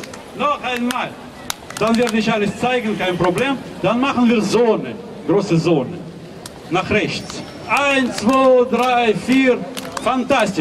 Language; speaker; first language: German; non-native, fluent; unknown